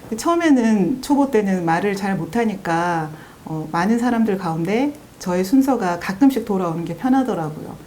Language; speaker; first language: Korean; native; Korean